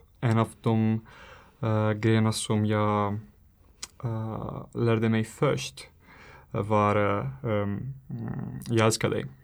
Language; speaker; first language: Swedish; non-native, learner; Italian